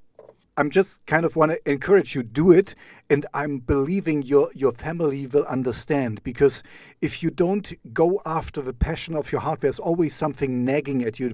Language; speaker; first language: English; non-native, fluent; German